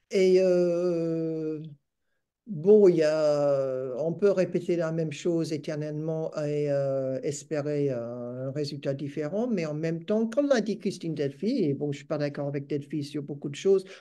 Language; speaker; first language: French; non-native, fluent; English